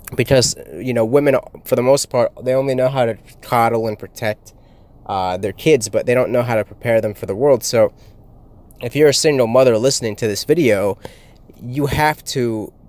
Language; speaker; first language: English; native; English